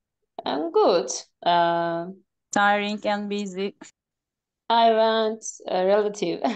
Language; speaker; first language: English; non-native, learner; Turkish